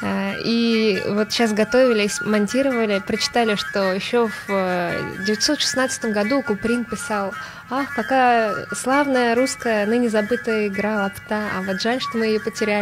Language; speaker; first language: Russian; native; Russian